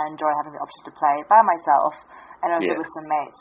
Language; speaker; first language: English; native; English